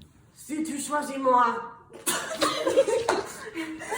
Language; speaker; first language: French; non-native, learner; English